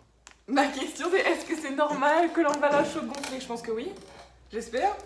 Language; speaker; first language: French; native; French